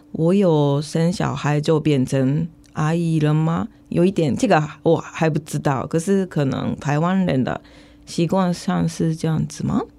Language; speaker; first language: Chinese; non-native, fluent; Japanese